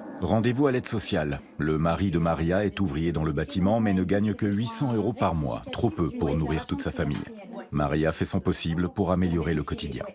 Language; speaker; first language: French; native; French